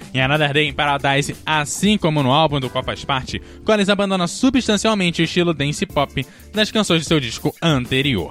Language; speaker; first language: Portuguese; native; Portuguese